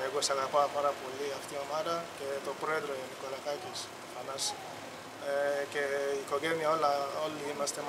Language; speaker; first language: Greek; non-native, learner; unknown